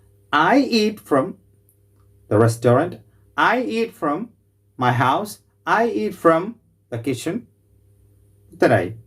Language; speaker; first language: English; non-native, local second language; Malayalam